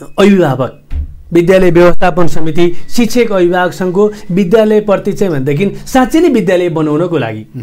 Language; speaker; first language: Nepali; native; Nepali